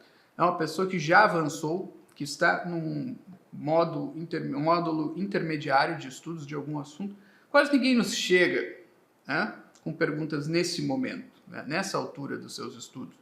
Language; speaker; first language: Portuguese; native; Portuguese